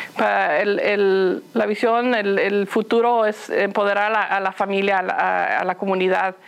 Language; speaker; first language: Spanish; early bilingual, heritage; Spanish